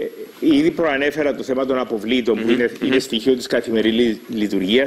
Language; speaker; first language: Greek; native; Greek